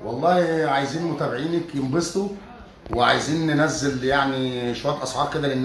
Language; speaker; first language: Arabic; native; Arabic